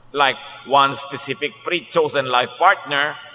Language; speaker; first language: English; non-native, local second language; Filipino